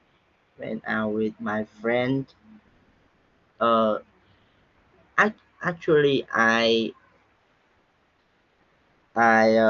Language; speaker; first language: English; non-native, learner; Vietnamese